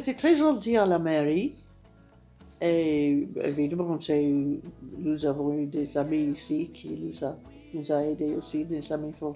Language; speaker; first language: French; non-native, fluent; English